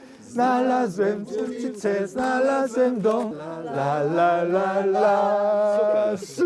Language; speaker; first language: Polish; non-native, learner; Korean